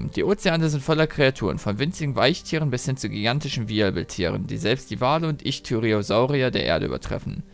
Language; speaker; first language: German; native; German